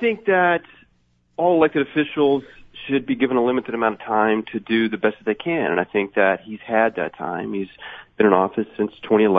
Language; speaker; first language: English; native; English